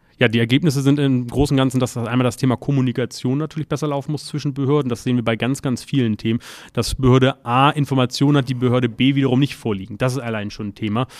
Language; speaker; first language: German; native; German